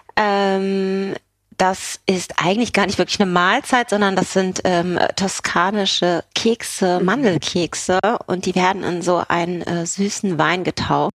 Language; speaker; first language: German; native; German